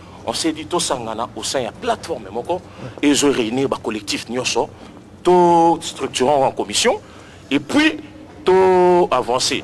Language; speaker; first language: French; non-native, local second language; Lingala